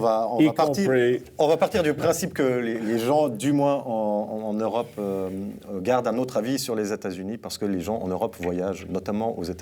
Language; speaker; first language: French; native; French